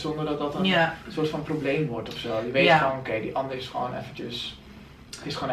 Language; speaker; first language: Dutch; native; Dutch